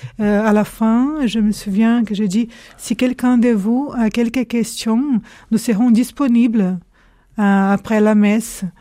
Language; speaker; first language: French; non-native, fluent; Portuguese